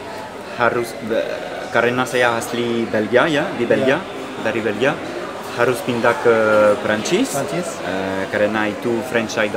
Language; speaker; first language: Indonesian; non-native, learner; French